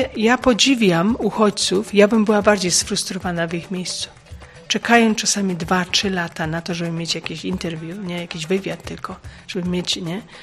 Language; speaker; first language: Polish; native; Polish